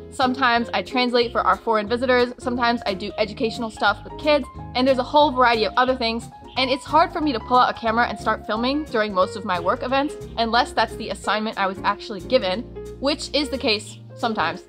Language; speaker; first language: English; native; English